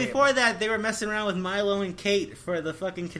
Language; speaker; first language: English; native; English